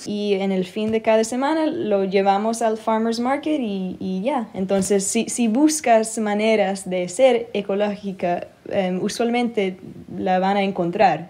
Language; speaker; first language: Spanish; early bilingual, heritage; Spanish